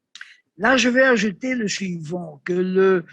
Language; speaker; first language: French; non-native, learner; Greek